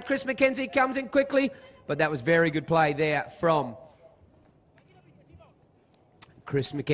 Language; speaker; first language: English; native; English